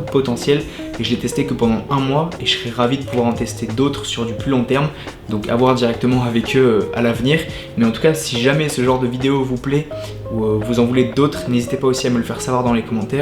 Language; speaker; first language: French; native; French